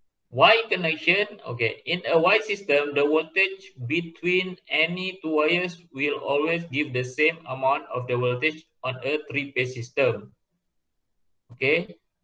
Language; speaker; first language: English; non-native, local second language; Malay